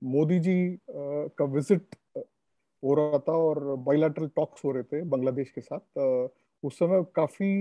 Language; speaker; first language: Hindi; non-native, local second language; Tamil